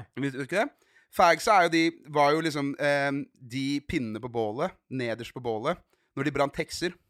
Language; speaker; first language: Norwegian; native; Norwegian